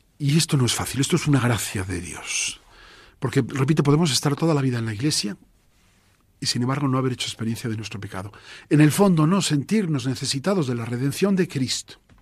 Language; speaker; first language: Spanish; native; Spanish